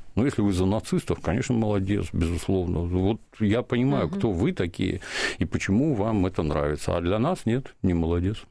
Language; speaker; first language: Russian; native; Russian